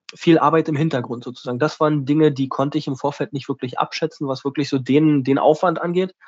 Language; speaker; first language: German; native; German